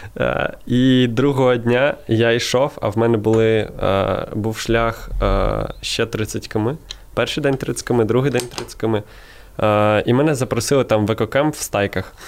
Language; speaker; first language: Ukrainian; non-native, local second language; Russian